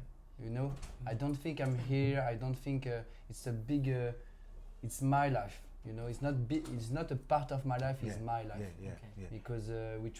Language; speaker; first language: English; non-native, learner; French